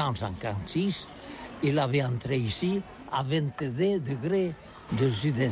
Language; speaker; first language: French; non-native, learner; Catalan